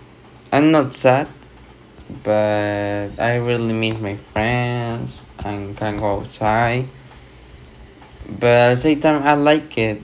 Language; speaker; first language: English; non-native, learner; Spanish